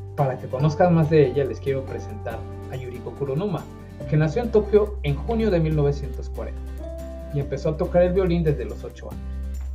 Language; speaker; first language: Spanish; native; Spanish